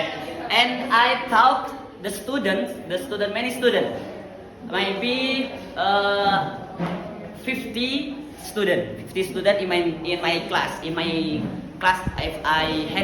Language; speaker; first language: English; non-native, learner; Indonesian